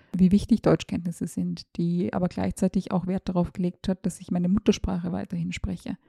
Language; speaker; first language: German; early bilingual, other home language; Serbian